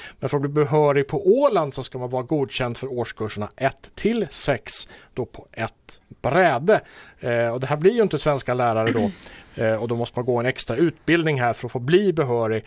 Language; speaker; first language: Swedish; native; Swedish